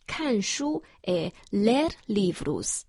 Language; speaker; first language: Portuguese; non-native, fluent; Chinese